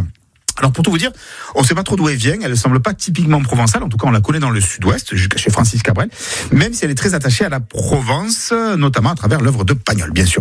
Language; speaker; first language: French; native; French